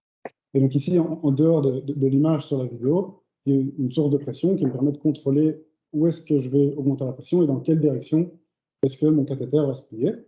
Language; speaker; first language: French; native; French